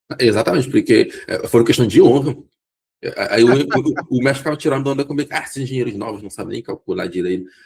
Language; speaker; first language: Portuguese; non-native, local second language; Kabuverdianu